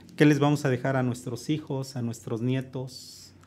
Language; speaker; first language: Spanish; native; Spanish